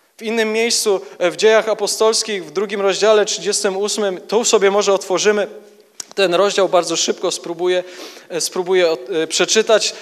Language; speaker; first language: Polish; native; Polish